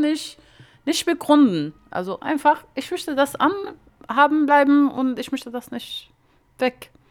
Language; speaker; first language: German; non-native, fluent; Arabic